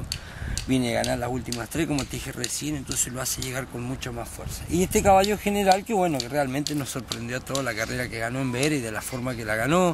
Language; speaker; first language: Spanish; native; Spanish